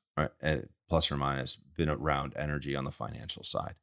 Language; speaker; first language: English; native; English